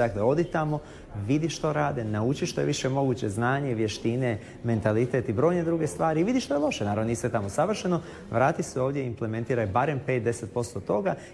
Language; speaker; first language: Croatian; native; Croatian